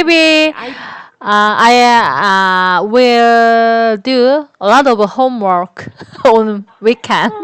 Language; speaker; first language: English; non-native, learner; Korean